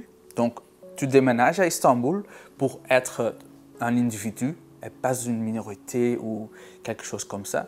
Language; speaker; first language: French; non-native, local second language; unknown